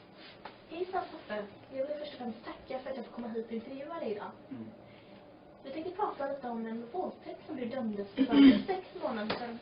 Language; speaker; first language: Swedish; native; Swedish